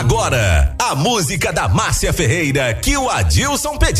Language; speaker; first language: Portuguese; native; Portuguese